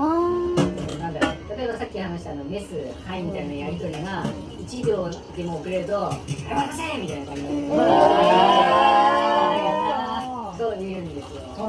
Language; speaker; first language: Japanese; native; Japanese